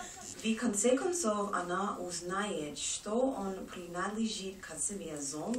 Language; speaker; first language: Russian; non-native, learner; English